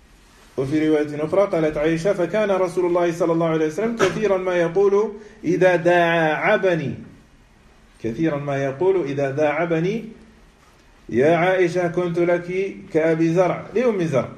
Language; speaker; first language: Arabic; non-native, fluent; French